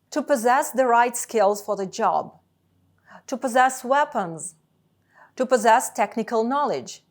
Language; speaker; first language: English; non-native, fluent; Ukrainian